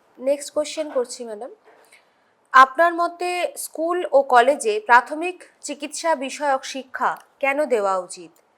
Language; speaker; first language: Bangla; native; Bangla